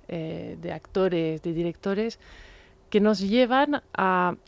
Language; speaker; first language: Spanish; non-native, fluent; French